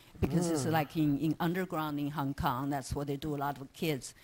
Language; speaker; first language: English; non-native, fluent; Chinese